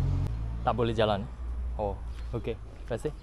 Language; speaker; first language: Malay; non-native, local second language; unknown